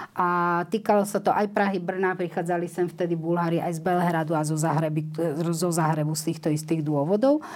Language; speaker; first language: Slovak; native; Slovak